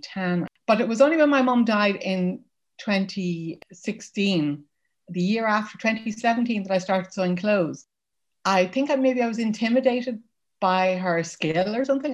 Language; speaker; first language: English; native; English